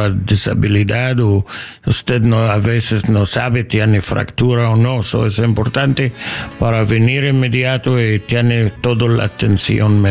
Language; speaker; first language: Spanish; non-native, learner; English